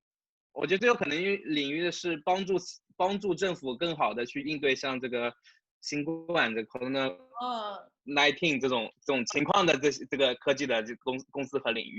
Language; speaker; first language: Chinese; native; Chinese